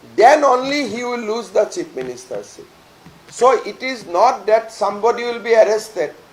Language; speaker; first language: English; non-native, local second language; Assamese